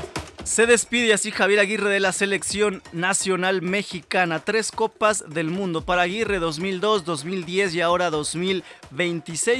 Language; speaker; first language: Spanish; native; Spanish